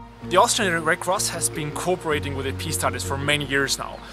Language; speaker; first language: English; non-native, fluent; German